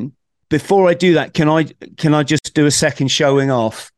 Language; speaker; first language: English; native; English